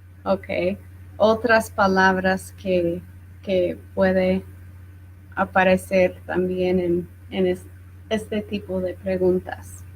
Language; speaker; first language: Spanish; non-native, fluent; English